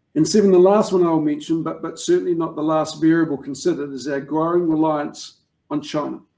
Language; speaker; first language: English; native; English